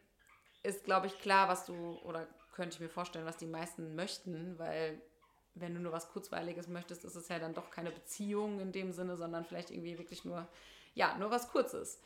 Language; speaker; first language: German; native; German